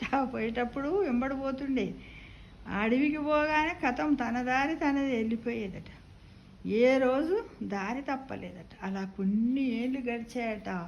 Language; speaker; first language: Telugu; native; Telugu